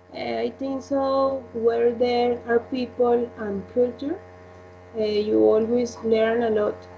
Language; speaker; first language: English; non-native, learner; Spanish